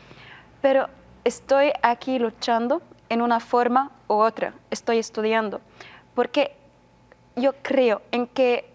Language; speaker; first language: Spanish; non-native, learner; Arabic